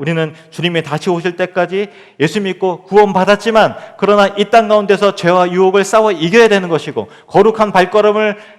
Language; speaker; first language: Korean; native; Korean